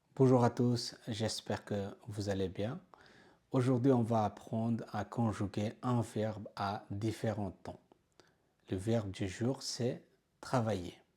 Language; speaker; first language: French; non-native, fluent; Bangla